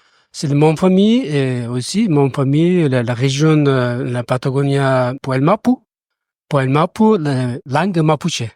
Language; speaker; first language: French; non-native, learner; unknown